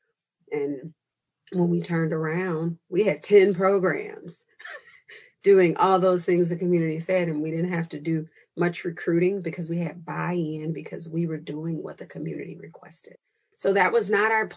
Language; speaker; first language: English; native; English